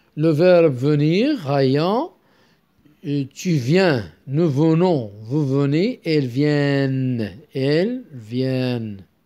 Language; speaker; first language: French; non-native, local second language; Arabic